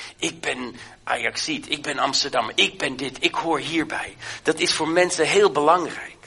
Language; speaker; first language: Dutch; native; Dutch